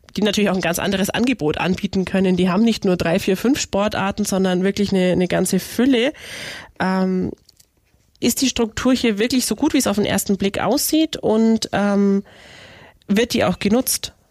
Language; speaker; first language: German; native; German